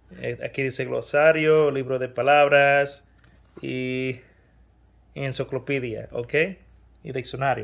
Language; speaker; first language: Spanish; early bilingual, heritage; Spanish